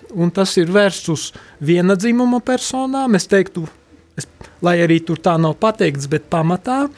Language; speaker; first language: Latvian; non-native, local second language; Polish